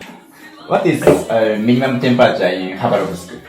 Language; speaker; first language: English; non-native, learner; Japanese